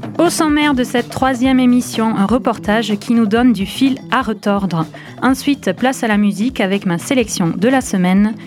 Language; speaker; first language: French; native; French